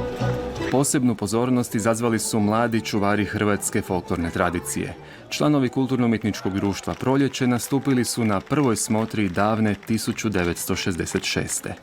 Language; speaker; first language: Croatian; native; Croatian